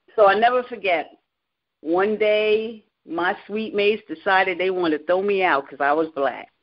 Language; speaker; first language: English; native; English